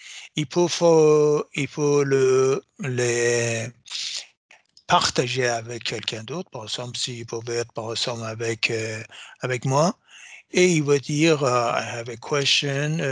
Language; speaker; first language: French; non-native, fluent; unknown